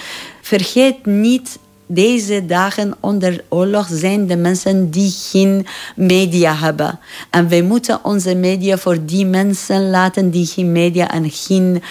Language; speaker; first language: Dutch; non-native, fluent; Persian